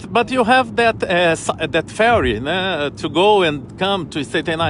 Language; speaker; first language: English; non-native, learner; Portuguese